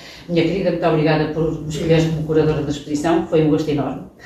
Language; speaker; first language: Portuguese; native; Portuguese